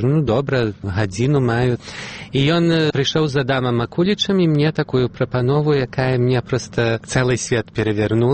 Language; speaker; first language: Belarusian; early bilingual, heritage; Belarusian